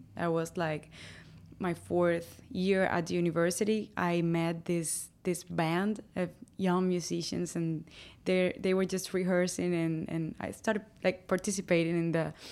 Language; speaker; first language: English; non-native, fluent; Spanish